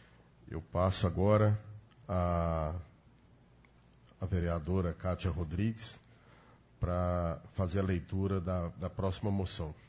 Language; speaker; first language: Portuguese; native; Portuguese